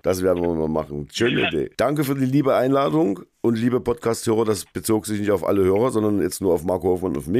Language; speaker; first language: German; native; German